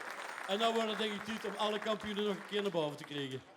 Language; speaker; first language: Dutch; native; Dutch